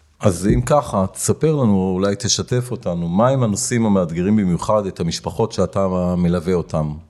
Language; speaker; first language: Hebrew; native; Hebrew